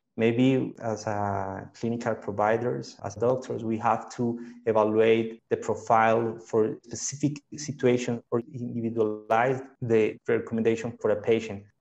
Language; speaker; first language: English; non-native, fluent; Spanish